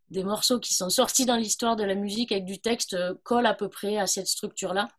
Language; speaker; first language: French; native; French